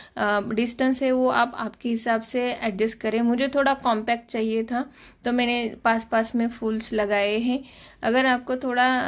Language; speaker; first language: Hindi; non-native, local second language; Marathi